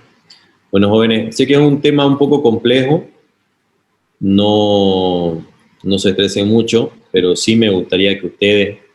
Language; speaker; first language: Spanish; native; Spanish